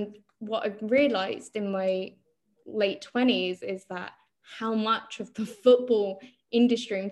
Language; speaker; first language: English; native; English